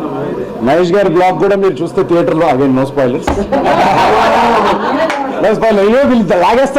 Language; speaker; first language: Telugu; native; Telugu